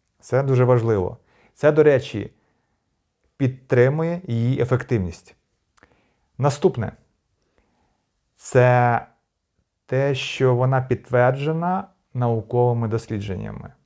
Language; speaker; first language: Ukrainian; native; Ukrainian